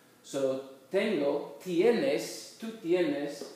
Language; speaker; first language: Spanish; non-native, fluent; English